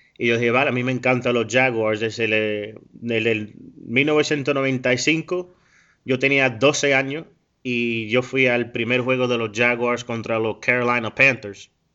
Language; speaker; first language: Spanish; early bilingual, heritage; Spanish